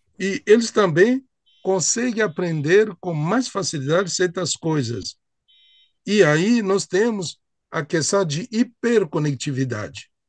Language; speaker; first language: Portuguese; non-native, fluent; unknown